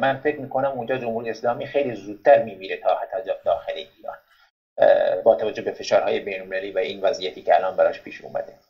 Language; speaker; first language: Persian; non-native, local second language; Kurdish